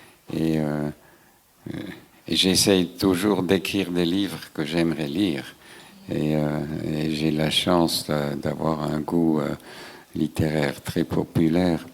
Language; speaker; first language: French; non-native, local second language; German